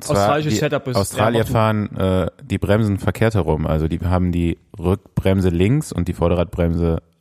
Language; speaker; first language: German; native; German